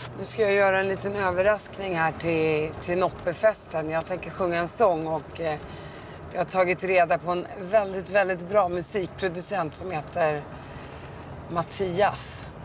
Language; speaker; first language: Swedish; early bilingual, other home language; Arabic